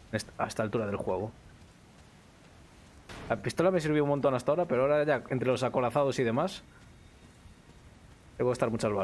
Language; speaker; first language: Spanish; native; Spanish